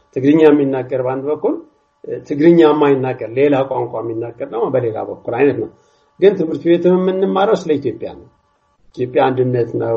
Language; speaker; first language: Amharic; non-native, local second language; Tigrinya